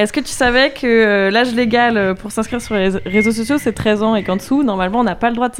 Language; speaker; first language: French; native; French